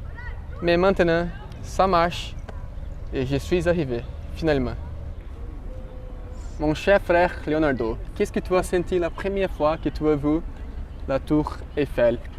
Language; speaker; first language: French; non-native, learner; Portuguese